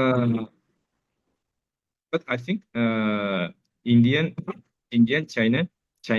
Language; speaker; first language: English; non-native, learner; Japanese